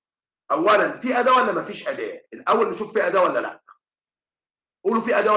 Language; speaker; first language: Arabic; native; Arabic